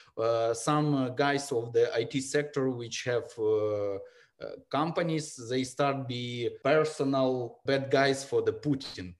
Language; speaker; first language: English; non-native, learner; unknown